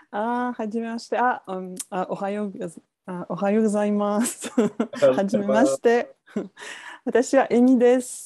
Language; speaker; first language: Japanese; non-native, fluent; French